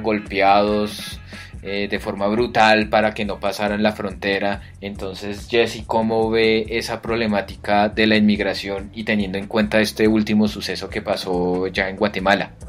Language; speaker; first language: Spanish; native; Spanish